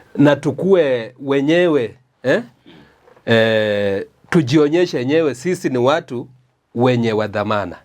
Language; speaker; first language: Swahili; native; Swahili